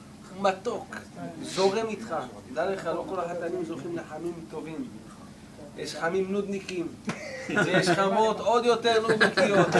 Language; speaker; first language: Hebrew; native; Hebrew